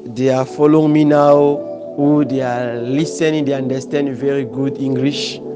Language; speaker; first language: English; non-native, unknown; Lingala